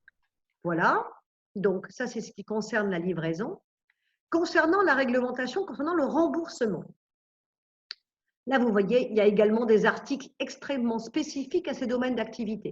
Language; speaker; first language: French; native; French